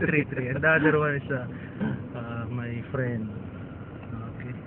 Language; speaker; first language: English; non-native, local second language; Filipino